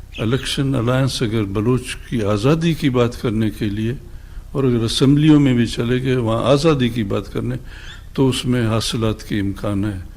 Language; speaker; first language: Urdu; non-native, local second language; Baluchi